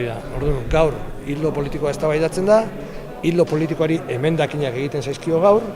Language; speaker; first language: Basque; native; Basque